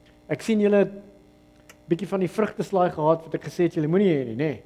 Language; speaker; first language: Afrikaans; early bilingual, heritage; Afrikaans